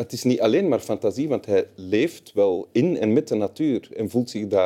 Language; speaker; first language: Dutch; native; Dutch